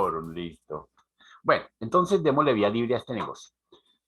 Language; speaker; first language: Spanish; native; Spanish